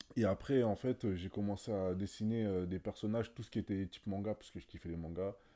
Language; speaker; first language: French; native; French